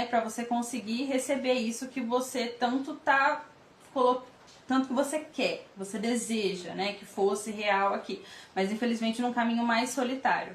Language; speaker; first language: Portuguese; native; Portuguese